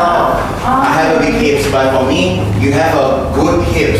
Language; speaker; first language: English; non-native, learner; Indonesian